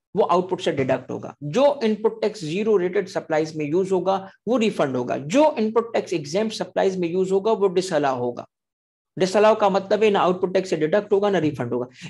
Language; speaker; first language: Urdu; non-native, local second language; Sindhi